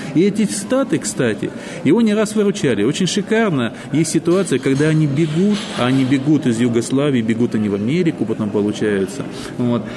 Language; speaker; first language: Russian; native; Russian